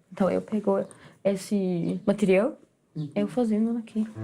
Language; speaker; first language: Portuguese; non-native, learner; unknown